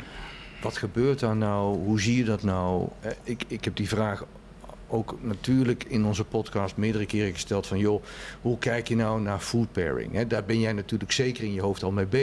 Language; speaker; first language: Dutch; native; Dutch